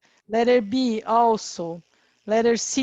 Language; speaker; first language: English; non-native, learner; Portuguese